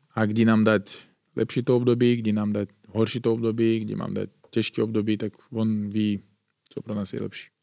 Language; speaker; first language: Czech; non-native, fluent; Uzbek